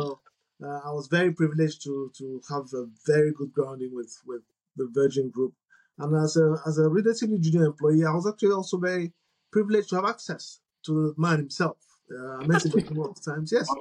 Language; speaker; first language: English; non-native, local second language; Igbo